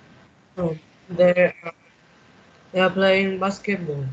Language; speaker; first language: English; non-native, learner; Vietnamese